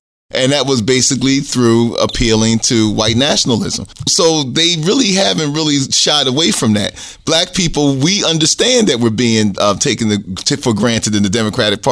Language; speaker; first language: English; native; English